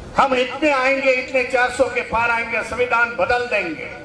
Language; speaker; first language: Hindi; non-native, local second language; Marathi